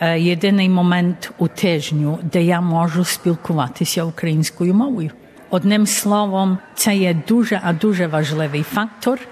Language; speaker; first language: Ukrainian; early bilingual, heritage; Ukrainian